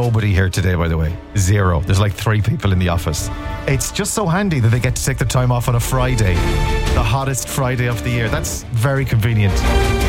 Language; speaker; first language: English; native; English